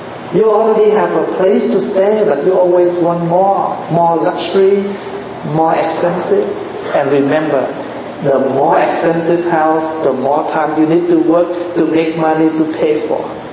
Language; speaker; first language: English; non-native, fluent; Vietnamese